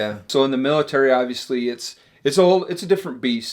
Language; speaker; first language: English; native; English